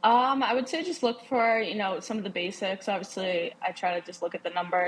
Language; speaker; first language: English; native; English